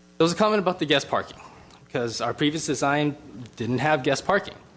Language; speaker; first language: English; native; English